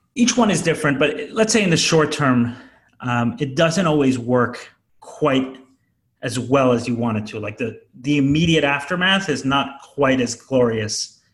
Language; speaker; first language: English; native; English